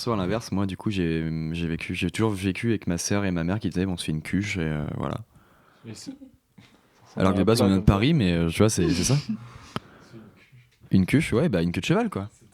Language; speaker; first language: French; native; French